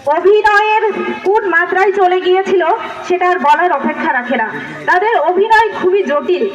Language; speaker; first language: Bangla; non-native, local second language; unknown